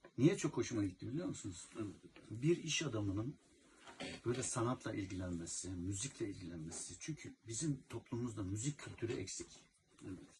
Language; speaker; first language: Turkish; native; Turkish